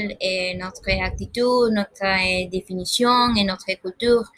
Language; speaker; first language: Spanish; non-native, learner; French